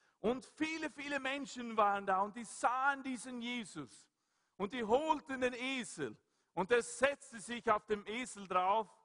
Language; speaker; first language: German; non-native, fluent; Swedish